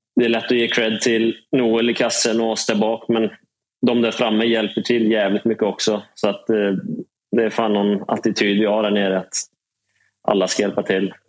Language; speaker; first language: Swedish; native; Swedish